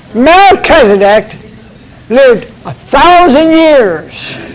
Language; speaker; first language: English; early bilingual, other home language; Chinese